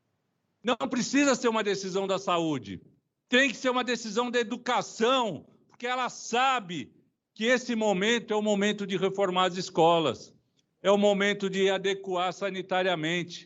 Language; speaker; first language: Portuguese; native; Portuguese